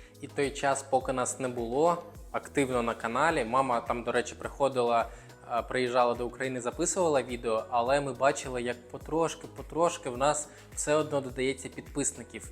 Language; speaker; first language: Ukrainian; non-native, local second language; Russian